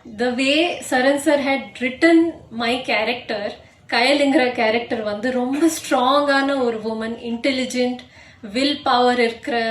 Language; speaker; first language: Tamil; non-native, local second language; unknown